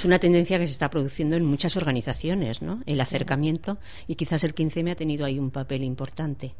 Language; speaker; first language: Spanish; native; Spanish